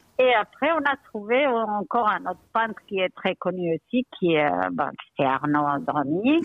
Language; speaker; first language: French; non-native, fluent; Spanish